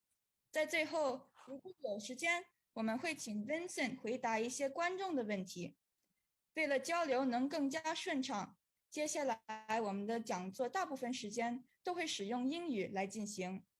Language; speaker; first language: Chinese; early bilingual, heritage; Chinese